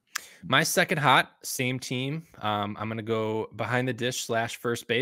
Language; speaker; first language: English; native; English